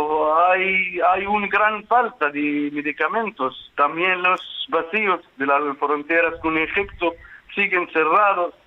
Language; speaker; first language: Spanish; non-native, fluent; Arabic